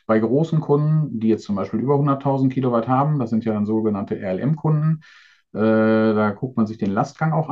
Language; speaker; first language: German; native; German